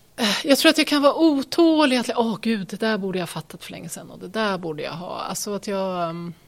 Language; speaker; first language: Swedish; native; Swedish